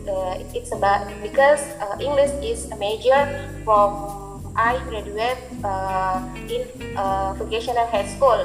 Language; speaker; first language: English; non-native, learner; Indonesian